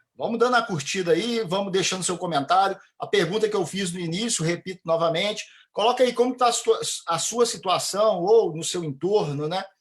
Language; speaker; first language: Portuguese; native; Portuguese